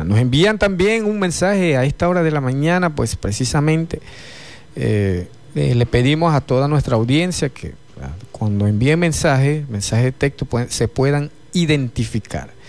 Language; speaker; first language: Spanish; native; Spanish